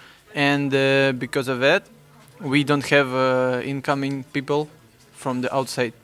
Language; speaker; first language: English; non-native, fluent; Russian